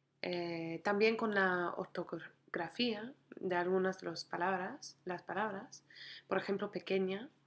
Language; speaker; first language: Spanish; non-native, fluent; English